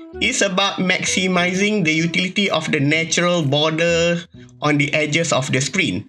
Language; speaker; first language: English; non-native, local second language; Malay